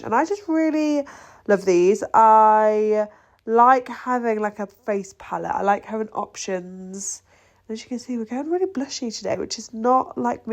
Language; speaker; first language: English; native; English